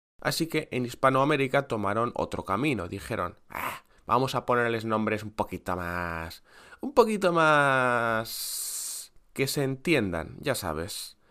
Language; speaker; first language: Spanish; native; Spanish